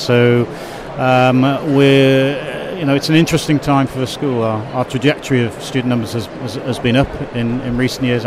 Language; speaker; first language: English; native; English